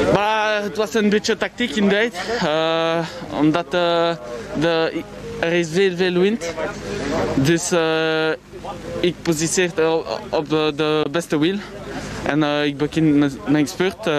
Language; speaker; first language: Dutch; non-native, learner; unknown